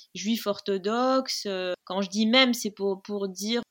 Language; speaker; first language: French; non-native, local second language; Arabic